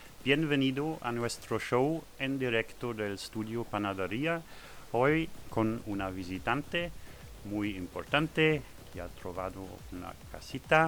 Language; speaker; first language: Spanish; non-native, learner; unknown